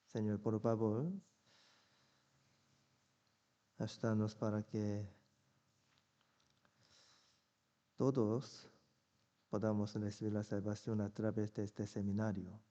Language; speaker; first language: Spanish; non-native, fluent; Korean